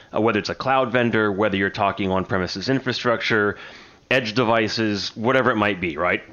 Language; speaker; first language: English; native; English